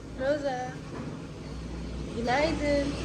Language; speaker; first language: Turkish; non-native, fluent; Urdu